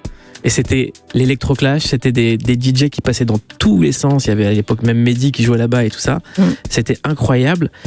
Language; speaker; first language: French; native; French